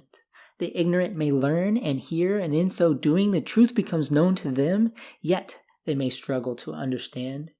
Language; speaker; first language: English; native; English